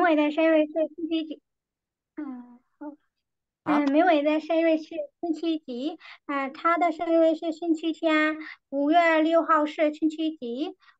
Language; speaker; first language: Chinese; non-native, learner; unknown